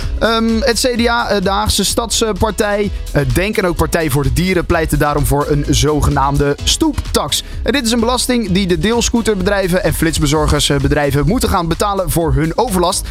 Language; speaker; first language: Dutch; native; Dutch